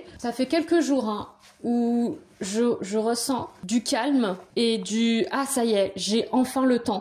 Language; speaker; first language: French; native; French